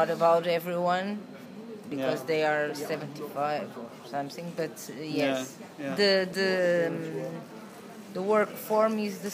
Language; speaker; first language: English; non-native, learner; Portuguese